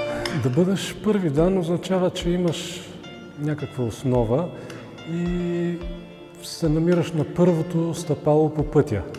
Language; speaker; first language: Bulgarian; native; Bulgarian